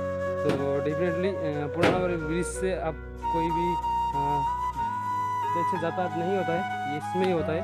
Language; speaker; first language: Hindi; non-native, local second language; Bangla